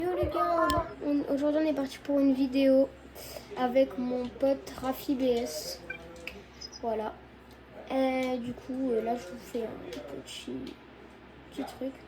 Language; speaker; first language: French; native; French